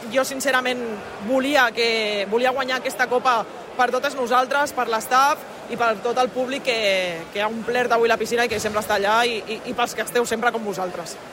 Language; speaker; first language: Catalan; early bilingual, other home language; Spanish